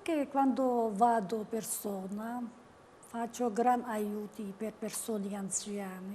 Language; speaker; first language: Italian; non-native, learner; Georgian